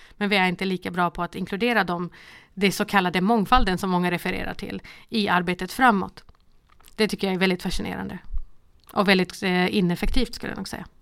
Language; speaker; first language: Swedish; early bilingual, other home language; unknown